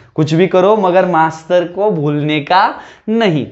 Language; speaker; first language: Hindi; non-native, local second language; Marathi